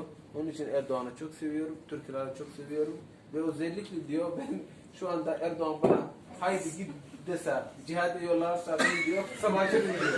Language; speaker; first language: Turkish; non-native, fluent; Somali